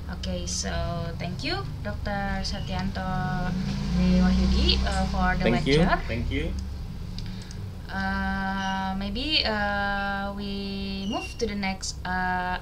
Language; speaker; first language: English; non-native, learner; Indonesian